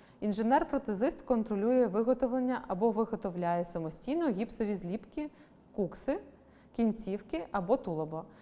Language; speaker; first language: Ukrainian; native; Ukrainian